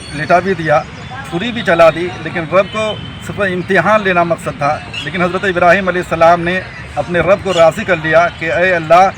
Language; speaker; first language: Urdu; non-native, local second language; Gujarati